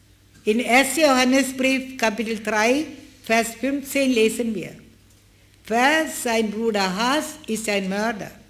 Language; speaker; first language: German; non-native, fluent; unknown